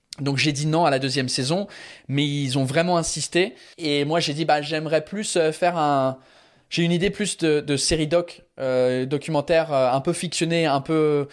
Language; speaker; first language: French; early bilingual, other home language; English